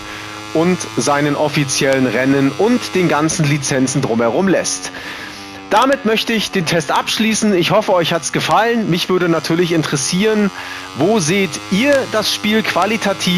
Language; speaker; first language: German; native; German